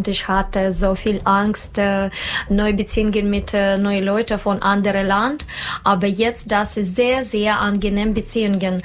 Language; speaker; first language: German; non-native, learner; Russian